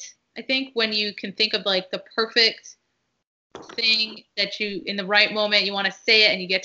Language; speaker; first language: English; early bilingual, other home language; Arabic